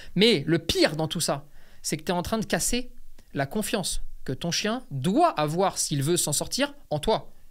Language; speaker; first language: French; native; French